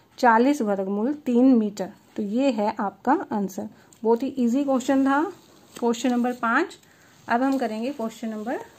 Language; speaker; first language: Hindi; native; Hindi